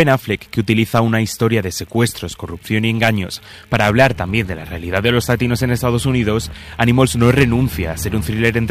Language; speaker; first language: Spanish; native; Spanish